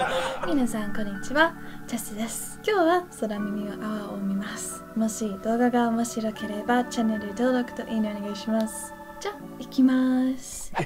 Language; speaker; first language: Japanese; non-native, learner; English